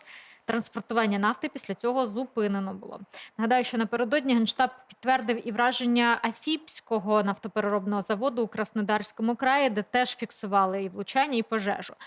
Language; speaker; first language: Ukrainian; native; Ukrainian